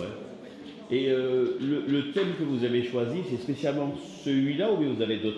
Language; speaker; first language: French; native; French